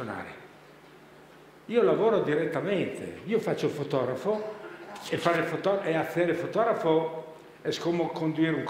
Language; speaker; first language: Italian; non-native, fluent; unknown